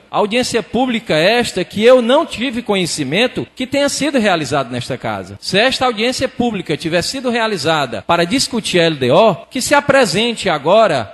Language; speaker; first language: Portuguese; native; Portuguese